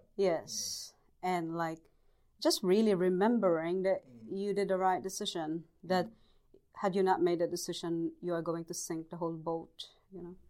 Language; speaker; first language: English; non-native, local second language; Cebuano